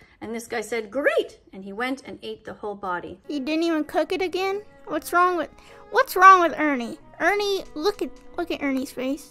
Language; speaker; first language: English; native; English